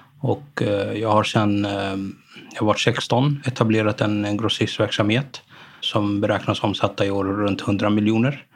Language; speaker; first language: Swedish; early bilingual, other home language; Arabic